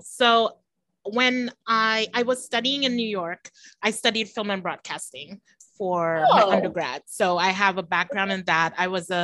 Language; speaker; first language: English; native; English